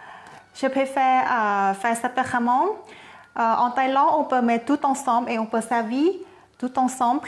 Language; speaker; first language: French; non-native, learner; Thai